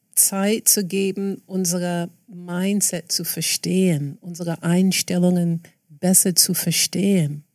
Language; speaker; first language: German; non-native, fluent; English